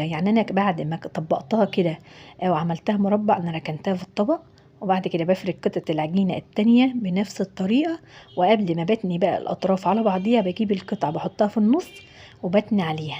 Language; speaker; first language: Arabic; native; Arabic